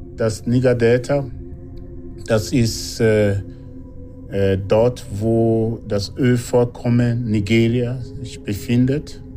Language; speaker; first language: German; non-native, fluent; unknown